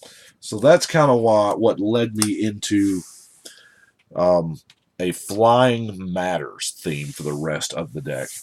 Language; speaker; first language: English; native; English